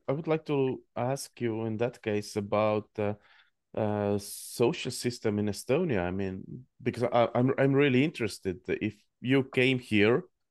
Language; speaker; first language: English; non-native, fluent; Estonian